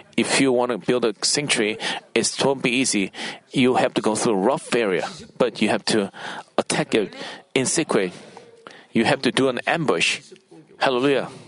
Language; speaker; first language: English; non-native, fluent; Korean